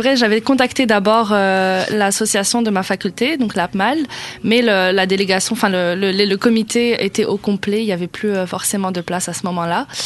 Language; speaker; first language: French; non-native, local second language; Arabic